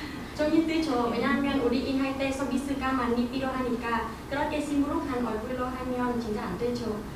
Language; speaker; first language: Korean; non-native, learner; Vietnamese